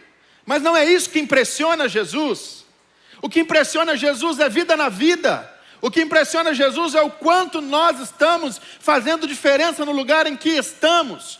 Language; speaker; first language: Portuguese; native; Portuguese